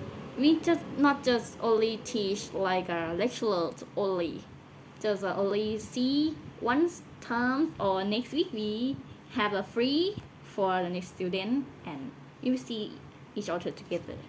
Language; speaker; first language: English; non-native, learner; Thai